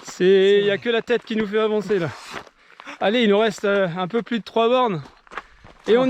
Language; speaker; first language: French; native; French